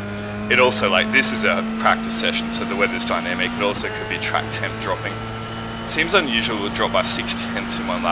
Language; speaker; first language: English; native; English